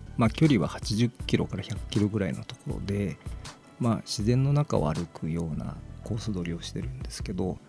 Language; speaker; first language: Japanese; native; Japanese